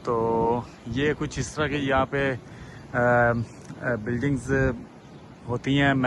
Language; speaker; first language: Urdu; non-native, local second language; Punjabi